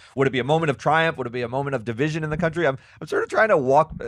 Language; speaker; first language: English; native; English